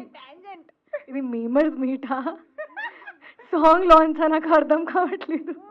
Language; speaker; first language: Telugu; non-native, learner; Hindi